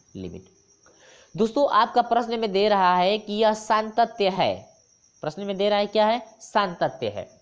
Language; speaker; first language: Hindi; native; Hindi